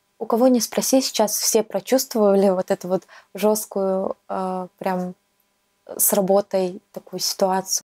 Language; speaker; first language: Russian; native; Russian